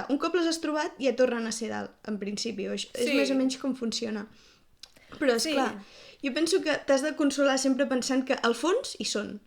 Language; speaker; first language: Catalan; native; Catalan